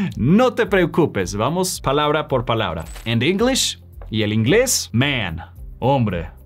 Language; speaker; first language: Spanish; non-native, fluent; Swedish